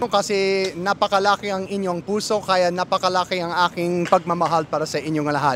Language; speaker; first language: Filipino; non-native, learner; English